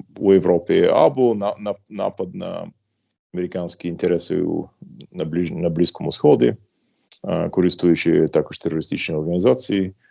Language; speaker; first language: Ukrainian; non-native, fluent; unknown